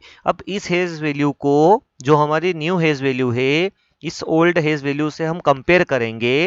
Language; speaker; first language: Hindi; native; Hindi